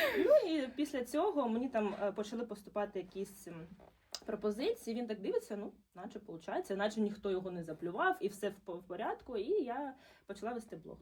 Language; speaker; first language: Ukrainian; non-native, local second language; Russian